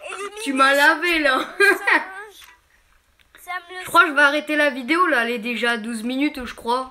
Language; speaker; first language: French; native; French